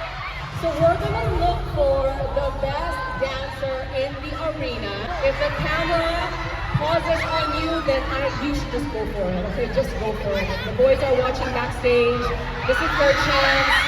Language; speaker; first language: English; non-native, local second language; Filipino